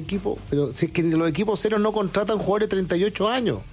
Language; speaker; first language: Spanish; native; Spanish